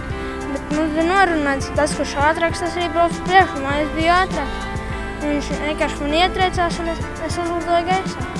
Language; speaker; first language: Latvian; native; Latvian